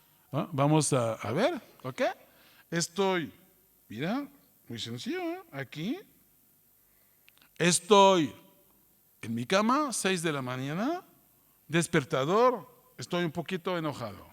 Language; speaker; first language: Spanish; non-native, fluent; French